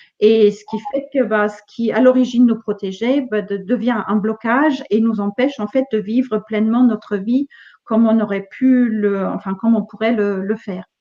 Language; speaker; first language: French; non-native, fluent; German